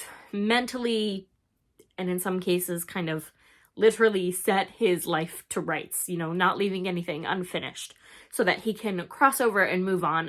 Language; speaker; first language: English; native; English